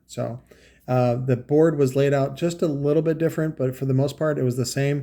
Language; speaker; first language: English; native; English